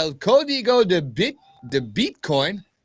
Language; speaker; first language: Spanish; non-native, learner; English